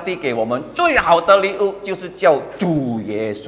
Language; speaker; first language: Chinese; early bilingual, heritage; Chinese